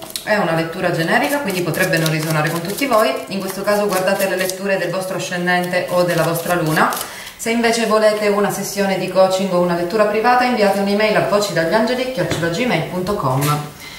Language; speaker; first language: Italian; native; Italian